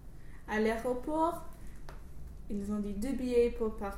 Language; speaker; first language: French; non-native, learner; English